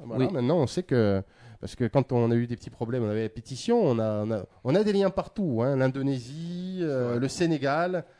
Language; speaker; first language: French; native; French